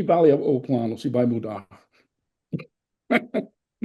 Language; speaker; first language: Portuguese; non-native, fluent; English